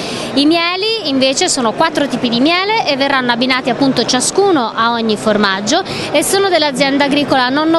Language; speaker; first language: Italian; native; Italian